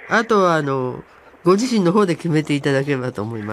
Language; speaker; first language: Japanese; native; Japanese